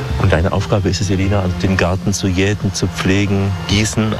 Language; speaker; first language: German; native; German